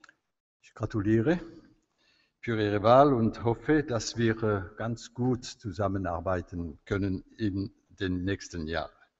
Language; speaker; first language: German; non-native, fluent; French